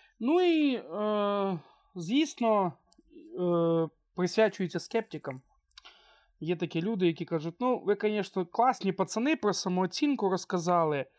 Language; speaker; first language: Ukrainian; non-native, local second language; Russian